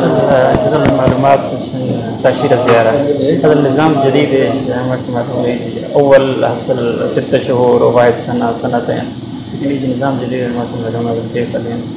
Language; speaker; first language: Arabic; non-native, learner; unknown